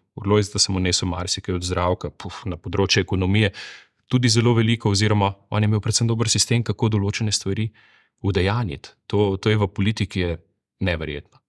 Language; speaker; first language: Slovenian; native; Slovenian